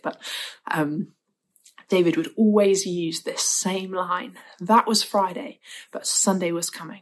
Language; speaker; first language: English; native; English